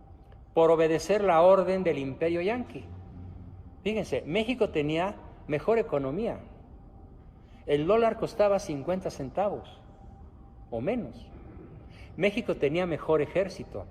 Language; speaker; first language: Spanish; native; Spanish